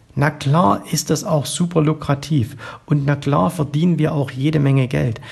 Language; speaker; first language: German; native; German